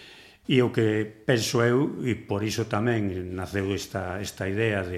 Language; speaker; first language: Galician; native; Galician